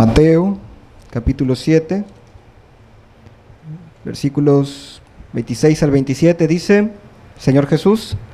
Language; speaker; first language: Spanish; native; Spanish